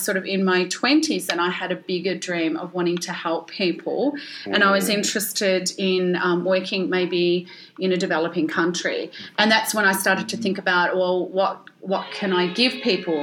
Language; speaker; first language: English; native; English